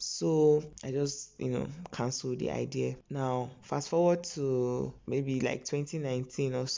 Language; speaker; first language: English; non-native, local second language; Igbo